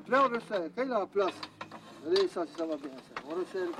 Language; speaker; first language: French; native; French